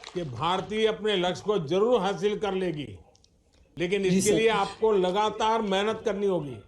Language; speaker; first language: Hindi; non-native, local second language; Gujarati